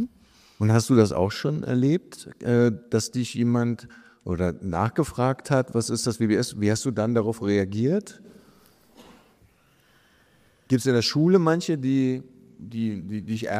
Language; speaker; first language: German; native; German